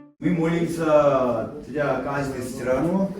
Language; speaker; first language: Russian; non-native, learner; Korean